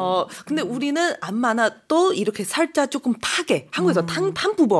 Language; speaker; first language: Korean; non-native, fluent; Chinese